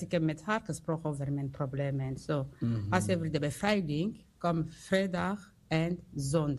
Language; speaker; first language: Dutch; non-native, learner; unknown